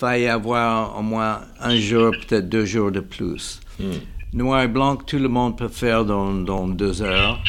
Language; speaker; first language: French; non-native, fluent; English